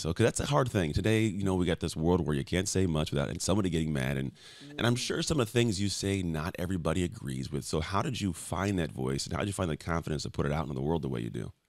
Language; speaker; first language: English; native; English